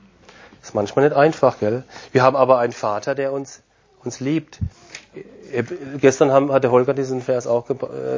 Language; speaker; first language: German; non-native, fluent; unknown